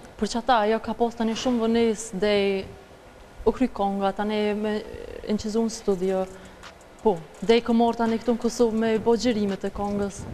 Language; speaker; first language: Albanian; early bilingual, heritage; Albanian